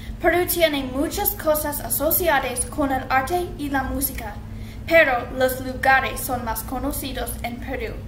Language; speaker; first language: Spanish; non-native, learner; English